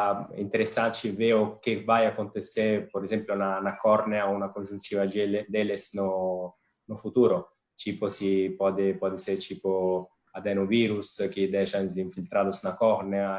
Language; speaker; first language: Portuguese; non-native, fluent; Italian